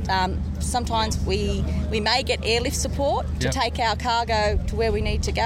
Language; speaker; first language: English; native; English